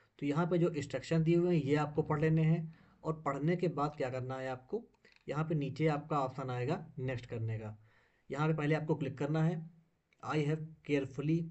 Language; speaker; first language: Hindi; native; Hindi